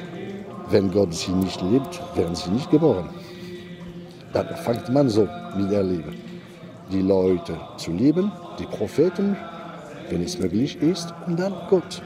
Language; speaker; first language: German; non-native, fluent; Arabic